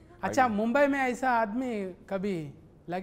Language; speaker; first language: Hindi; non-native, local second language; Telugu